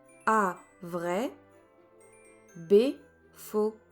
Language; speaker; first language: French; native; French